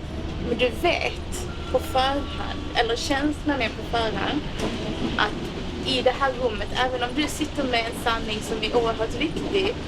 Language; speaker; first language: Swedish; native; Swedish